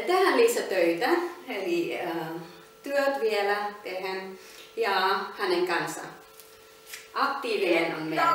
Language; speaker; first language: Finnish; non-native, learner; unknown